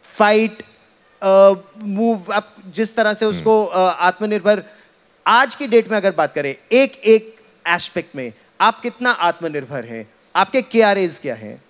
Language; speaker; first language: Hindi; native; Hindi